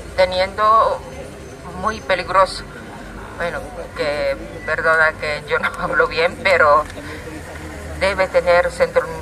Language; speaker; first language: Spanish; non-native, learner; Japanese